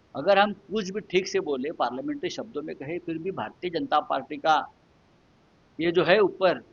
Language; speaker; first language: Hindi; non-native, local second language; Marathi